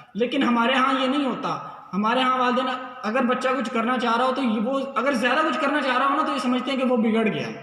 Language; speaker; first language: Urdu; non-native, local second language; Punjabi